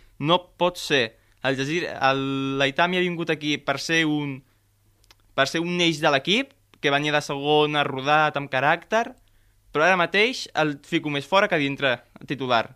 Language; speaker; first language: Catalan; native; Catalan